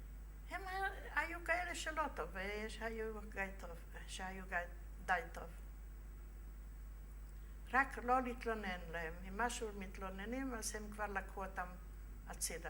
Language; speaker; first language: Hebrew; non-native, fluent; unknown